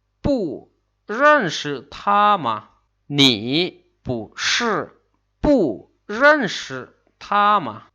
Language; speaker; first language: Chinese; non-native, learner; Lao